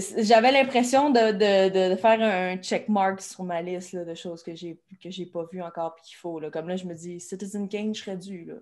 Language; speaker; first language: French; native; French